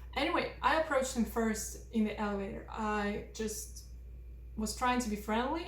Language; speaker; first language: English; non-native, fluent; Russian